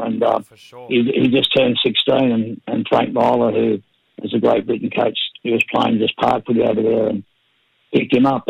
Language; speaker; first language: English; native; English